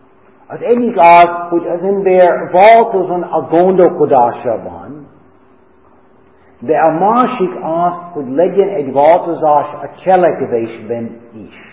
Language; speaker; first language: Hungarian; non-native, learner; English